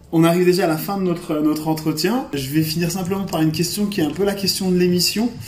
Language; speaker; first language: French; native; French